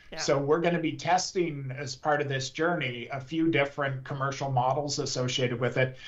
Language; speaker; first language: English; native; English